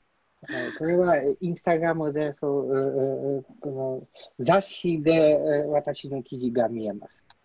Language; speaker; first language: Japanese; non-native, learner; Polish